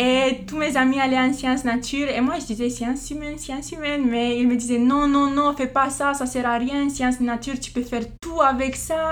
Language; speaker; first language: French; non-native, fluent; Romanian